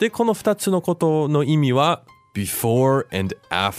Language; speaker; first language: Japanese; non-native, fluent; English